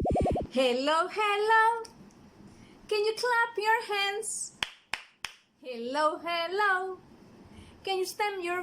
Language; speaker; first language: English; non-native, fluent; Spanish